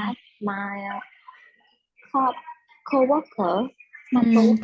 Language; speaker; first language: English; non-native, learner; Vietnamese